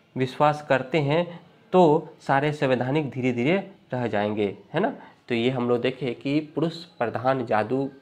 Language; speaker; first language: Hindi; native; Hindi